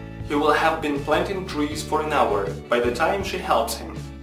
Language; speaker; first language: English; non-native, fluent; Russian